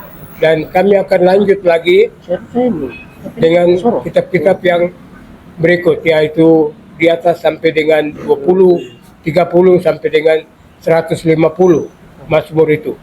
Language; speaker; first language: Indonesian; non-native, local second language; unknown